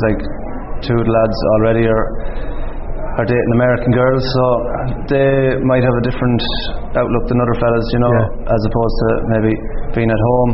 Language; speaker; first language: English; native; English